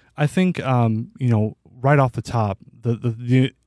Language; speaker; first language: English; native; English